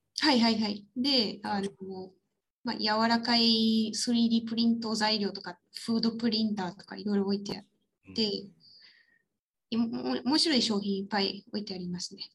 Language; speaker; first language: Japanese; non-native, fluent; French